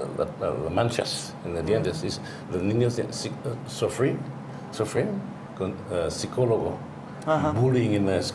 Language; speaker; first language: Spanish; non-native, learner; English